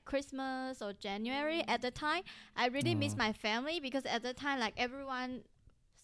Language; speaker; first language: English; non-native, fluent; Chinese